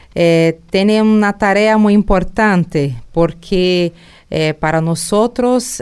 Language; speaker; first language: Spanish; non-native, learner; Portuguese